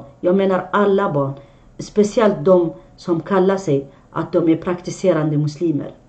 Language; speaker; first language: Swedish; non-native, fluent; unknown